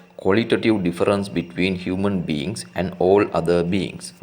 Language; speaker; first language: English; non-native, local second language; Sinhala